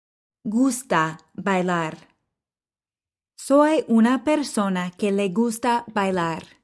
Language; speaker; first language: Spanish; non-native, fluent; English